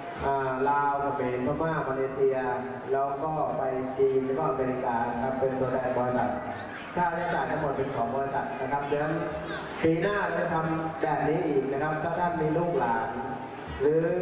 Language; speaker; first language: Thai; non-native, local second language; Hmong